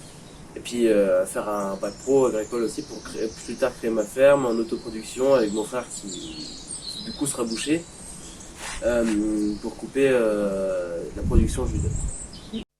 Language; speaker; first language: French; native; French